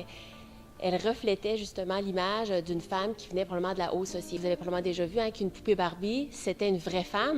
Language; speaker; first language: French; native; French